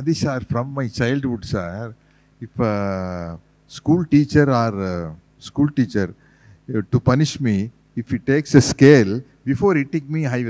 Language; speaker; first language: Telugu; non-native, learner; Tamil